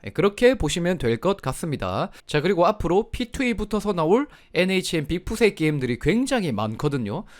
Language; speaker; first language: Korean; native; Korean